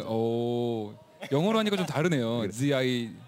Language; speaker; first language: Korean; native; Korean